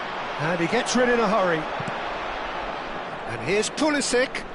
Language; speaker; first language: English; native; English